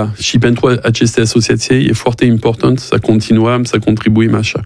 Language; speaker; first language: Romanian; non-native, learner; French